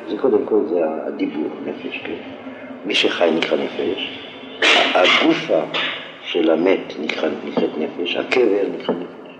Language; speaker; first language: Hebrew; non-native, fluent; French